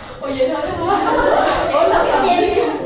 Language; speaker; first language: Korean; non-native, learner; Vietnamese